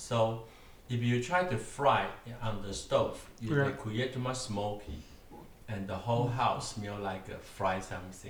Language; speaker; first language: English; non-native, learner; Chinese